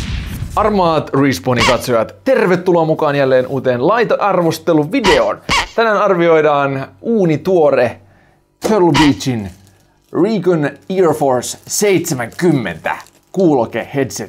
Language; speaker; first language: Finnish; native; Finnish